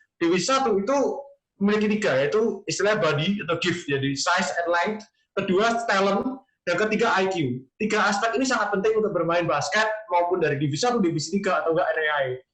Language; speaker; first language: Indonesian; native; Indonesian